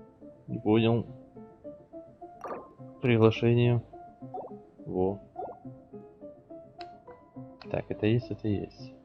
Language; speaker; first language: Russian; native; Russian